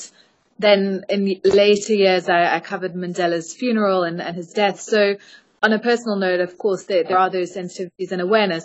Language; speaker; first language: English; native; English